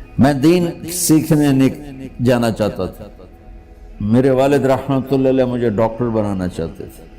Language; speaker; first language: Urdu; non-native, local second language; Punjabi